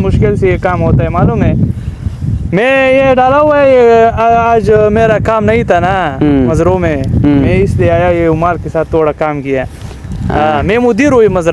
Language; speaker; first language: Hindi; non-native, fluent; Pashto